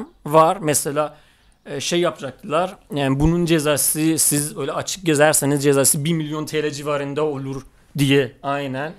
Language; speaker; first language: Turkish; non-native, fluent; Persian